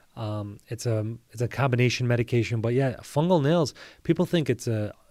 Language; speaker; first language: English; native; English